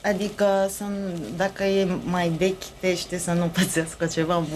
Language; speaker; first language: Romanian; non-native, learner; Japanese